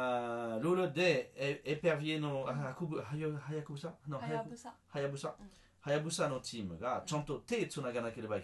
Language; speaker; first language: Japanese; non-native, learner; French